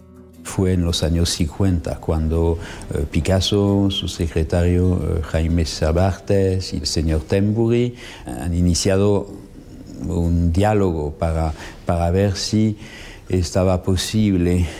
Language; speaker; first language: Spanish; non-native, fluent; French